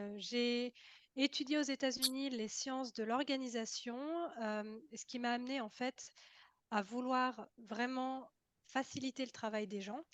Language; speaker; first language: French; native; French